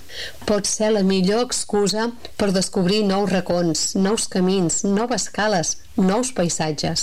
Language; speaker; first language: Catalan; native; Catalan